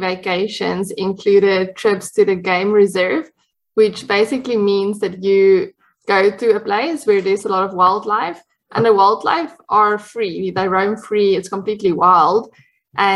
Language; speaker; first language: English; non-native, local second language; Afrikaans